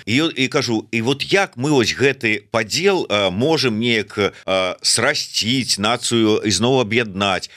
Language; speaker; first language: Belarusian; native; Belarusian